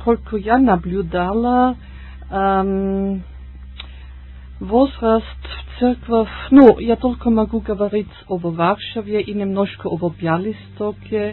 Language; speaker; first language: Russian; non-native, learner; German